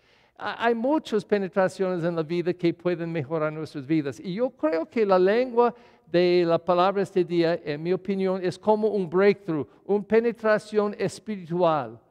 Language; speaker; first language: Spanish; non-native, learner; English